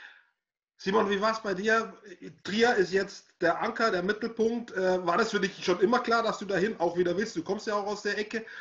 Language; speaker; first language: German; native; German